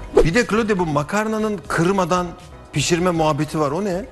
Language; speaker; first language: Turkish; native; Turkish